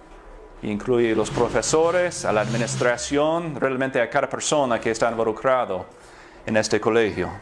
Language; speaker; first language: Spanish; non-native, fluent; English